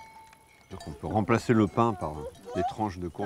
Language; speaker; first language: French; native; French